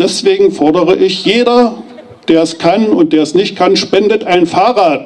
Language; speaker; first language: German; native; German